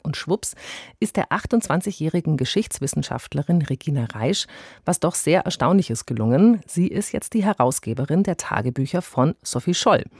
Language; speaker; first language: German; native; German